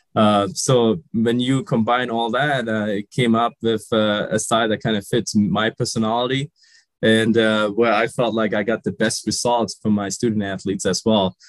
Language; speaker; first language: English; early bilingual, other home language; Sinhala